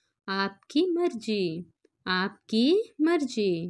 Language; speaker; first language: Hindi; non-native, local second language; Telugu